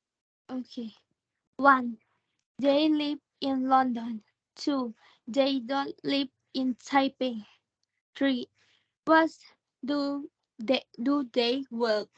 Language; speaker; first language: English; non-native, learner; Thai